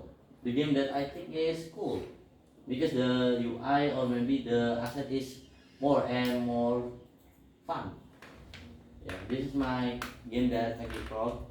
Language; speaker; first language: English; non-native, learner; Indonesian